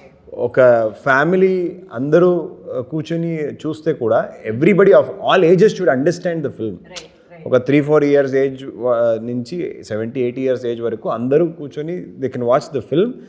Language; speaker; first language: Telugu; non-native, learner; Kannada